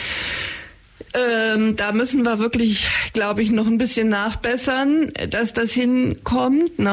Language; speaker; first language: German; native; German